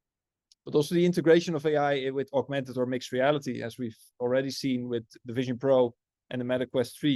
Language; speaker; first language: English; non-native, fluent; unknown